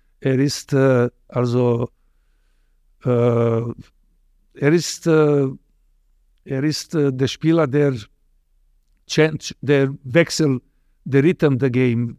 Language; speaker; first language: German; non-native, fluent; Serbian